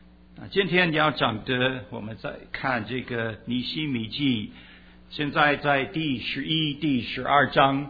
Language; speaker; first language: Chinese; early bilingual, heritage; Chinese